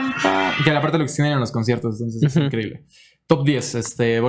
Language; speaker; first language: Spanish; native; Spanish